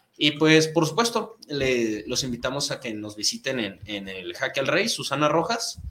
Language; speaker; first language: Spanish; native; Spanish